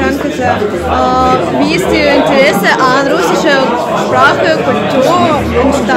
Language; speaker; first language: German; non-native, fluent; Russian